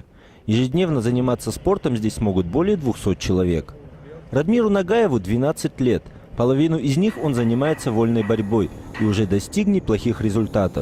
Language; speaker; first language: Russian; native; Russian